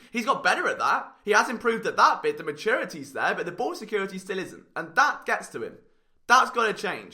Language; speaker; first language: English; native; English